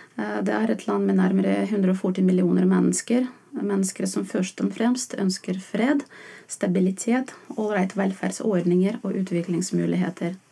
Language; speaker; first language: Norwegian; non-native, fluent; Russian